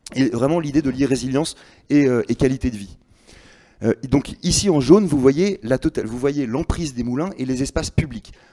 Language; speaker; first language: French; native; French